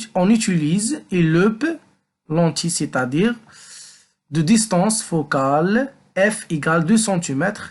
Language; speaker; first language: French; non-native, local second language; Arabic